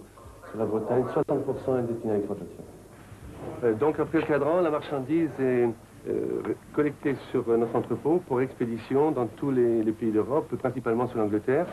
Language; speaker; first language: French; native; French